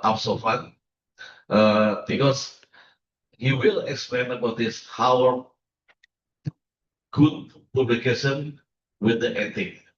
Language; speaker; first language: English; non-native, learner; Indonesian